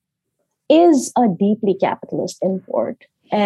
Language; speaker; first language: English; non-native, local second language; Hindi